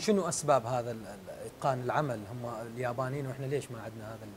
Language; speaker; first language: Arabic; native; Arabic